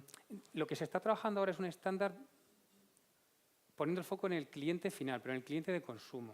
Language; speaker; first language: Spanish; native; Spanish